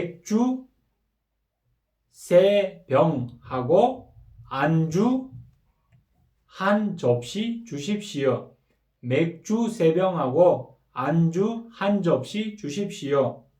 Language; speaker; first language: Korean; non-native, fluent; Kyrgyz